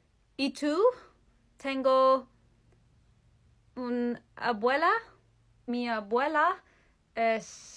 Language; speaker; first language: Spanish; non-native, learner; English